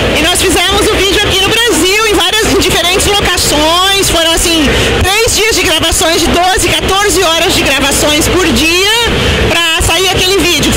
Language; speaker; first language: Portuguese; native; Portuguese